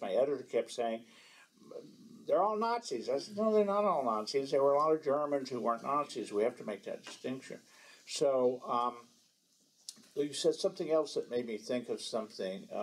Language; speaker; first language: English; native; English